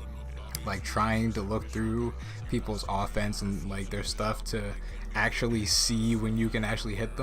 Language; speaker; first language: English; native; English